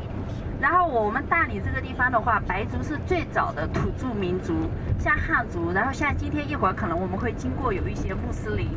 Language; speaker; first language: Chinese; native; Chinese